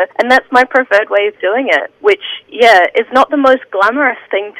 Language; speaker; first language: English; native; English